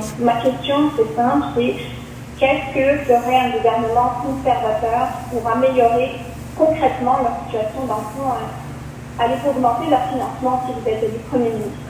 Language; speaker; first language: French; native; French